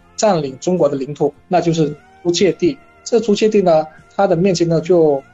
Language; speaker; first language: Chinese; native; Chinese